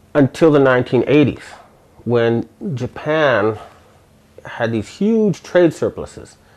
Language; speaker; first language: English; native; English